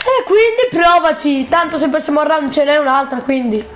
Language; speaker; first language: Italian; native; Italian